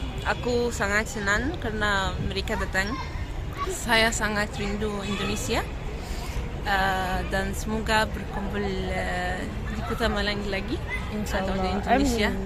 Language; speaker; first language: Indonesian; non-native, fluent; Arabic